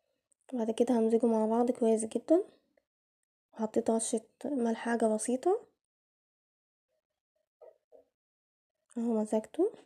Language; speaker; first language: Arabic; native; Arabic